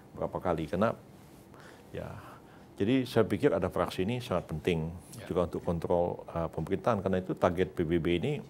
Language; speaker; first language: Indonesian; native; Indonesian